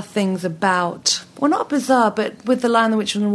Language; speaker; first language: English; native; English